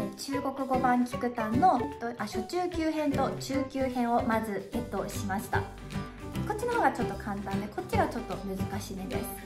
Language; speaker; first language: Japanese; native; Japanese